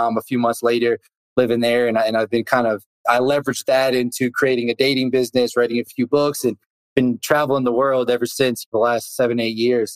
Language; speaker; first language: English; native; English